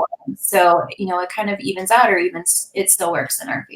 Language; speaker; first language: English; native; English